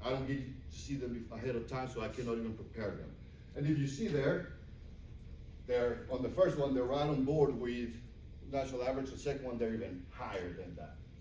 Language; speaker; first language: English; early bilingual, other home language; Spanish